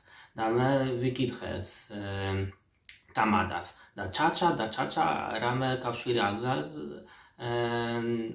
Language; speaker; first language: Georgian; non-native, learner; Polish